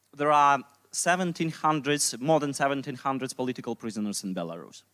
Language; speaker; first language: English; non-native, fluent; Russian